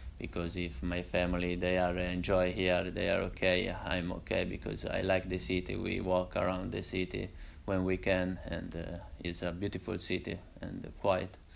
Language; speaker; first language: English; non-native, learner; Italian